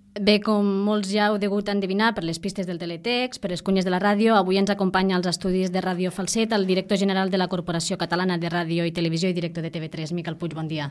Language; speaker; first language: Catalan; native; Catalan